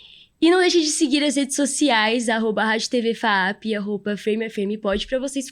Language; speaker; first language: Portuguese; native; Portuguese